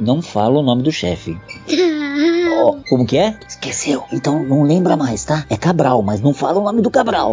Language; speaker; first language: Portuguese; native; Portuguese